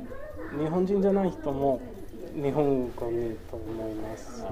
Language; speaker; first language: Japanese; non-native, learner; English